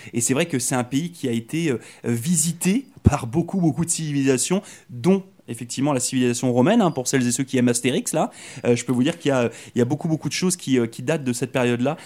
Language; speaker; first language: French; native; French